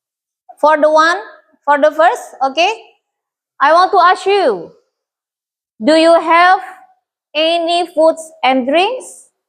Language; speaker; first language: English; non-native, learner; Indonesian